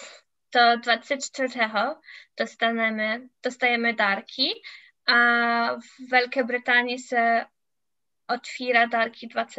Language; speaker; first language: Czech; non-native, learner; English